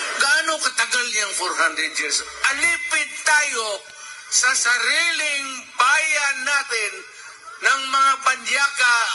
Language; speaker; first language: Filipino; non-native, local second language; Cebuano